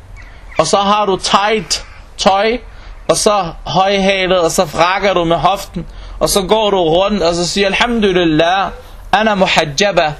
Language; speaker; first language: Danish; non-native, local second language; Arabic